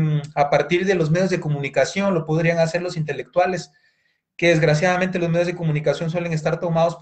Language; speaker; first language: Spanish; native; Spanish